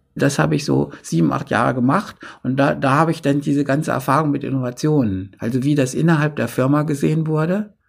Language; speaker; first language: German; native; German